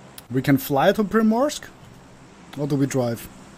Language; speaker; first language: English; non-native, fluent; German